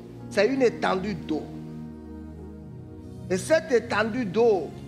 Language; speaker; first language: French; non-native, local second language; Fon